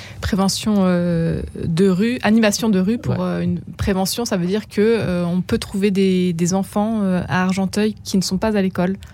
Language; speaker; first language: French; native; French